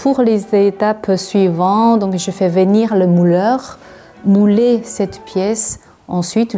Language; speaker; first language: French; non-native, fluent; Chinese